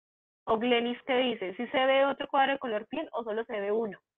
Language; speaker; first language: Spanish; native; Spanish